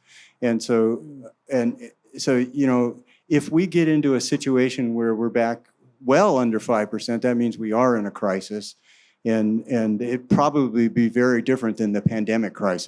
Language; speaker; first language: English; native; English